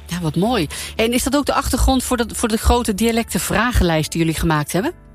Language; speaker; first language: Dutch; native; Dutch